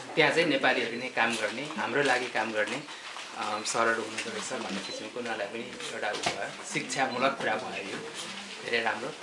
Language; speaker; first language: Nepali; native; Nepali